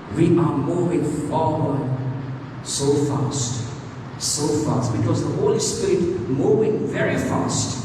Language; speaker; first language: English; non-native, local second language; Sinhala